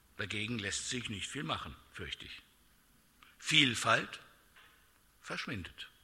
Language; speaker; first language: German; native; German